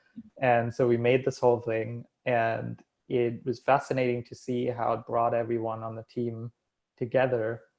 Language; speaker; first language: English; non-native, fluent; German